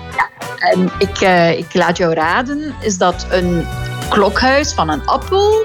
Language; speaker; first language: Dutch; native; Dutch